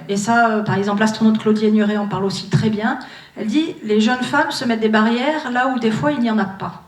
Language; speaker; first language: French; native; French